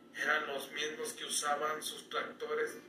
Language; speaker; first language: Spanish; native; Spanish